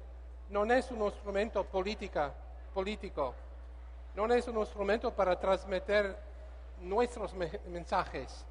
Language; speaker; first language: Spanish; non-native, learner; English